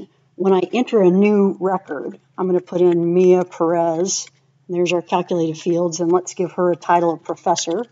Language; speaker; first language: English; native; English